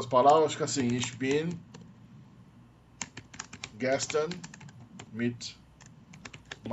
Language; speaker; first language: German; non-native, fluent; Portuguese